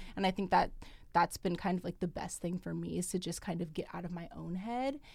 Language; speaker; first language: English; native; English